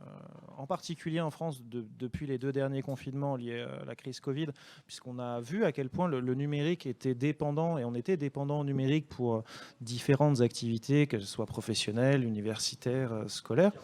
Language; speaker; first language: French; native; French